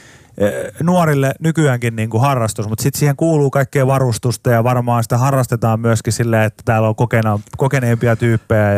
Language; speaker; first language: Finnish; native; Finnish